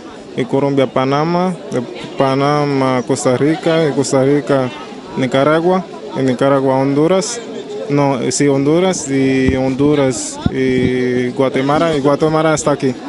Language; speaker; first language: Spanish; non-native, learner; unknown